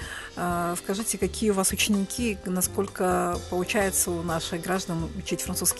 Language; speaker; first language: Russian; native; Russian